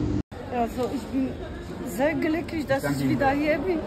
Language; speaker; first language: German; non-native, learner; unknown